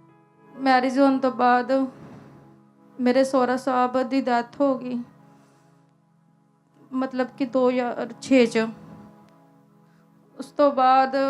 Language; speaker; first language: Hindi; non-native, local second language; Punjabi